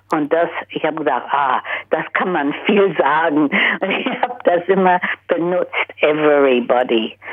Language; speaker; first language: German; early bilingual, heritage; German